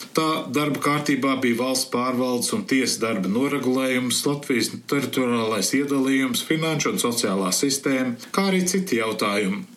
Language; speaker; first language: Latvian; early bilingual, heritage; Latvian